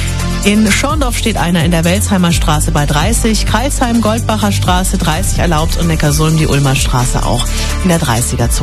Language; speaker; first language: German; native; German